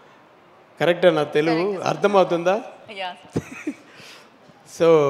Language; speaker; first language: Telugu; non-native, learner; Tamil